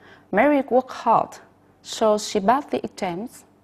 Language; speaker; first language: English; non-native, fluent; Vietnamese